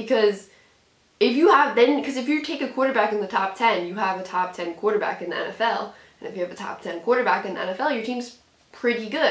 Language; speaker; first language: English; native; English